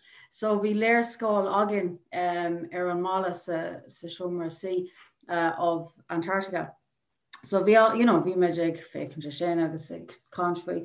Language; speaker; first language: Irish; non-native, local second language; English